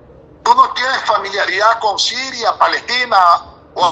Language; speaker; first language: Spanish; native; Spanish